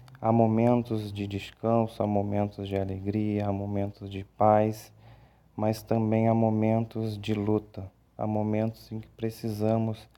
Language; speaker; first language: Portuguese; native; Portuguese